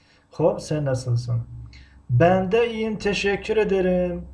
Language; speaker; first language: Turkish; non-native, fluent; Tajik